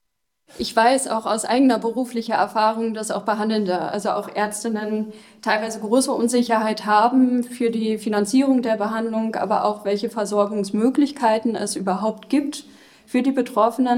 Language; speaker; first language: German; native; German